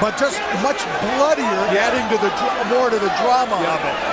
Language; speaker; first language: English; native; English